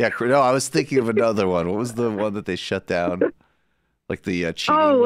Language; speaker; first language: English; native; English